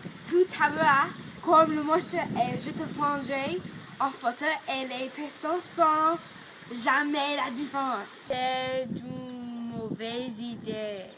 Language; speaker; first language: French; non-native, learner; English